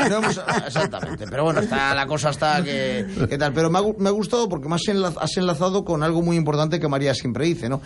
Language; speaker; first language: Spanish; native; Spanish